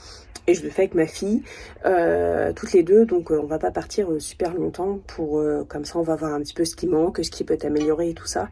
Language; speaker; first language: French; native; French